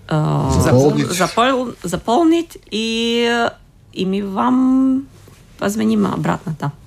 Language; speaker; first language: Russian; non-native, local second language; Latvian